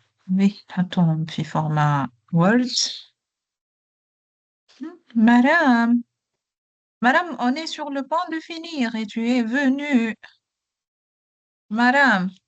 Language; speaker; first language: French; non-native, local second language; Arabic